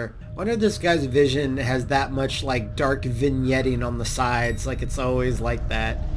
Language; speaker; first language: English; native; English